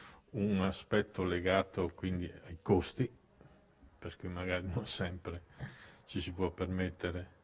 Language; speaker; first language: Italian; native; Italian